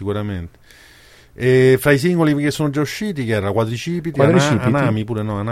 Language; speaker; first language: Italian; native; Italian